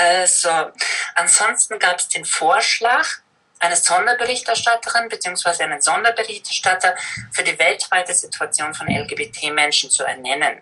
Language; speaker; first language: German; native; German